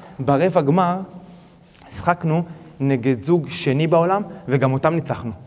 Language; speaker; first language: Hebrew; early bilingual, other home language; Spanish